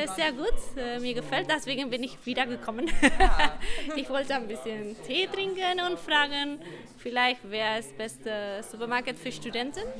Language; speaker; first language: German; non-native, learner; Spanish